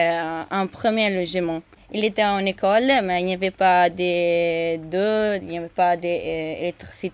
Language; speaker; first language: French; non-native, learner; Italian